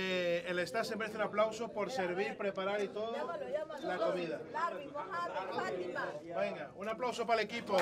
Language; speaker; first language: Spanish; native; Spanish